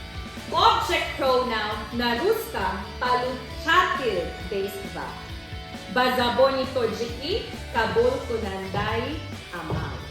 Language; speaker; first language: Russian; non-native, learner; Filipino